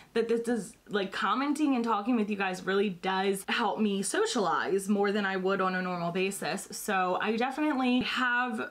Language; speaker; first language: English; native; English